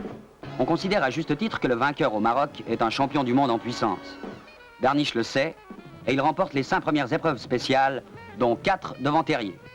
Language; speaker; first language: French; native; French